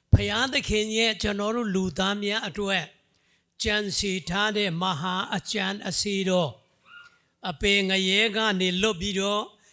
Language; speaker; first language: Burmese; non-native, local second language; Hakha Chin